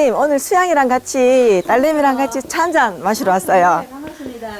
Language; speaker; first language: Korean; native; Korean